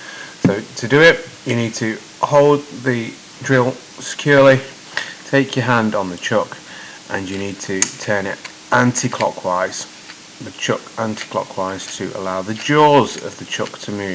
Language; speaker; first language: English; native; English